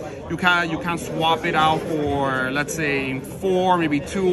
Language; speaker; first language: English; native; English